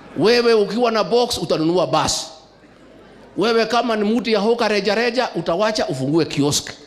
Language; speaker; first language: Swahili; non-native, local second language; Kikuyu